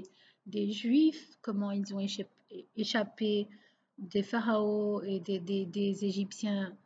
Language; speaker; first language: French; non-native, local second language; Portuguese